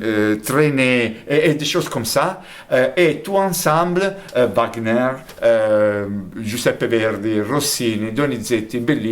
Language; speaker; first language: French; non-native, fluent; Italian